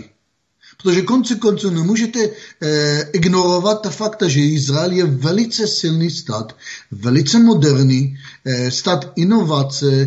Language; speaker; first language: Czech; non-native, fluent; Hebrew